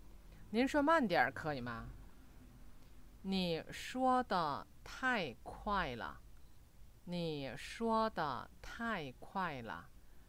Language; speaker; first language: Chinese; non-native, fluent; Korean